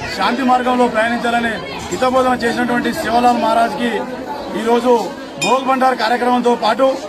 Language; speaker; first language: Telugu; non-native, local second language; Lambadi